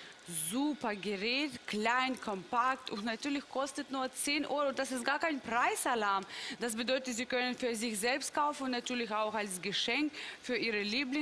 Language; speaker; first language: German; non-native, fluent; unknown